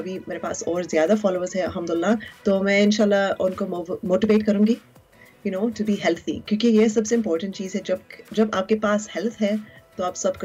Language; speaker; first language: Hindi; early bilingual, heritage; Urdu